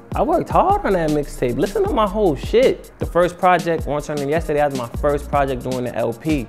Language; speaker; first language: English; native; English